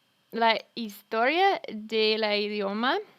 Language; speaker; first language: Spanish; non-native, fluent; English